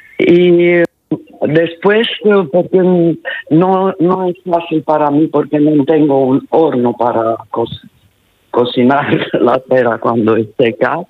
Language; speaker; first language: Spanish; non-native, learner; Italian